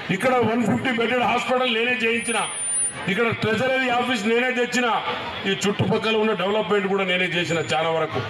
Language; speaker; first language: Telugu; non-native, local second language; Lambadi